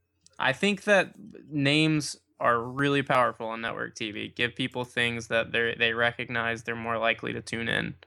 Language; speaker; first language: English; native; English